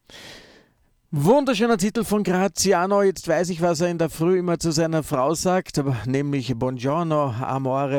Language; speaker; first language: German; native; German